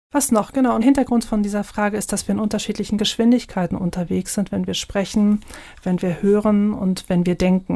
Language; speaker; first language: German; native; German